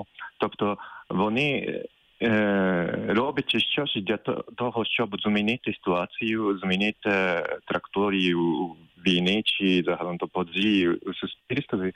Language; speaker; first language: Ukrainian; non-native, fluent; Japanese